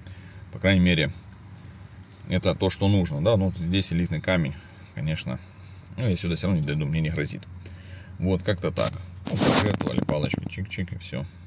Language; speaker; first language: Russian; native; Russian